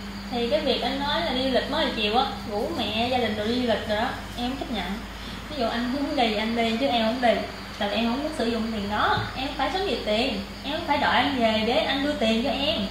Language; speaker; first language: Vietnamese; native; Vietnamese